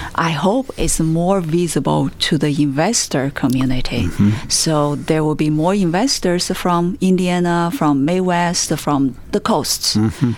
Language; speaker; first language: English; non-native, fluent; Chinese